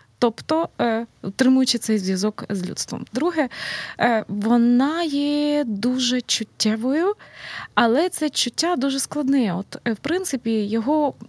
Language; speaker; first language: Ukrainian; native; Ukrainian